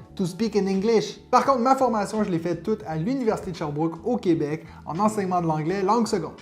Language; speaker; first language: French; native; French